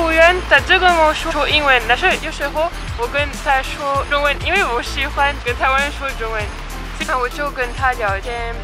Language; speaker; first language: Chinese; non-native, fluent; French